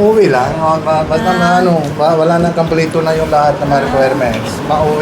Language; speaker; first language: Filipino; non-native, learner; Punjabi